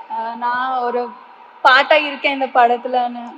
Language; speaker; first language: Tamil; non-native, fluent; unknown